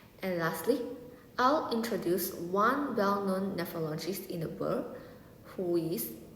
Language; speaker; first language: English; non-native, local second language; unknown